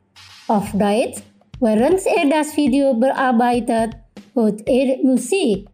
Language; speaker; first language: German; non-native, fluent; Indonesian